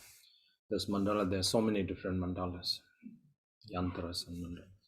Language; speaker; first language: English; non-native, fluent; Tibetan